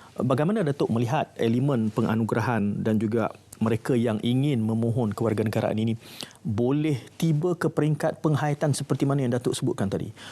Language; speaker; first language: Malay; native; Malay